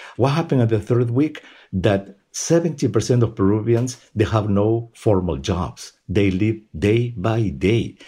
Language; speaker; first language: English; non-native, fluent; Spanish